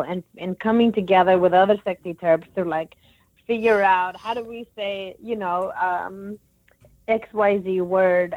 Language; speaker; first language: English; native; English